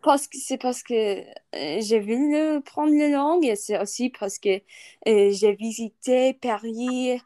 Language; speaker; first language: French; non-native, learner; English